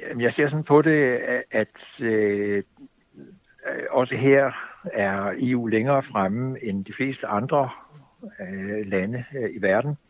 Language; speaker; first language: Danish; native; Danish